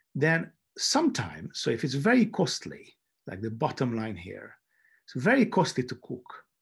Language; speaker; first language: English; non-native, fluent; Hungarian